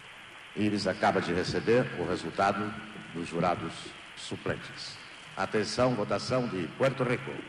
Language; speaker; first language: Portuguese; native; Portuguese